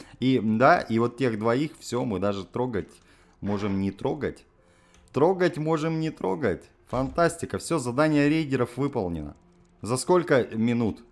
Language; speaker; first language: Russian; native; Russian